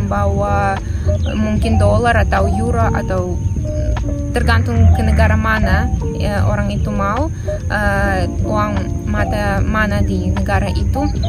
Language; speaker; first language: Indonesian; non-native, fluent; Russian